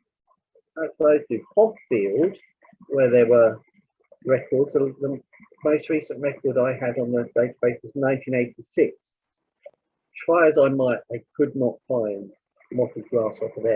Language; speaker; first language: English; native; English